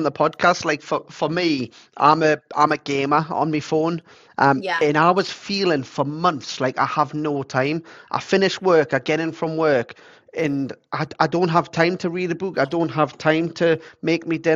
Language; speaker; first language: English; native; English